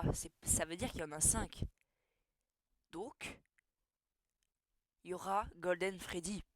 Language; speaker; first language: French; native; French